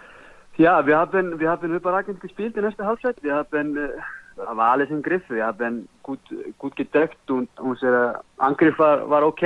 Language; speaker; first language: German; non-native, learner; Icelandic